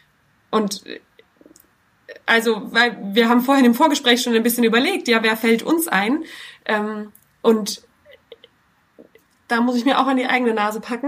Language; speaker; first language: German; native; German